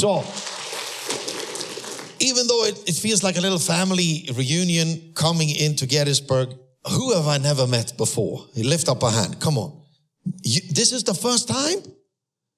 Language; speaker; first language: English; non-native, fluent; German